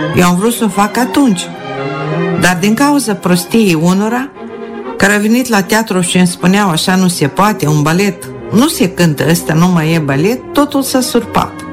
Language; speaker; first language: Romanian; non-native, local second language; Russian